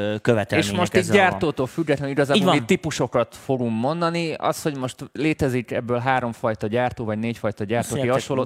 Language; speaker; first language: Hungarian; native; Hungarian